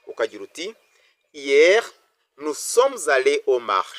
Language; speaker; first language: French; non-native, local second language; Kinyarwanda